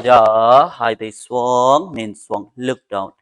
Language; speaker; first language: Vietnamese; non-native, learner; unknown